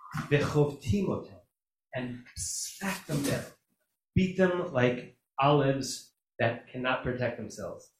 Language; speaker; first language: English; native; English